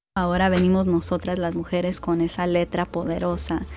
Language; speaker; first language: Spanish; early bilingual, heritage; Spanish